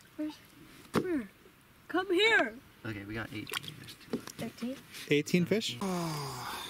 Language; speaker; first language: English; native; English